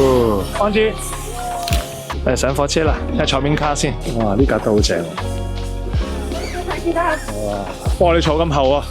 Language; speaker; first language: Cantonese; native; Cantonese